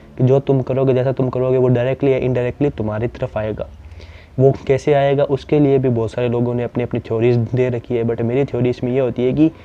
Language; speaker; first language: Hindi; native; Hindi